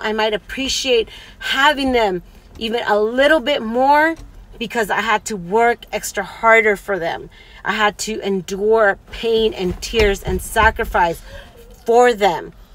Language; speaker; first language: English; early bilingual, other home language; Spanish